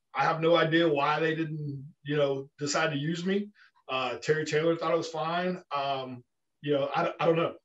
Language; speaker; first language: English; native; English